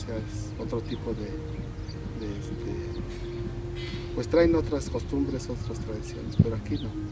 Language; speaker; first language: Spanish; native; Spanish